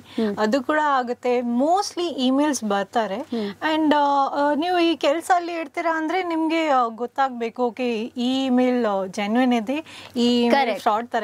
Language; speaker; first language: Kannada; non-native, learner; Punjabi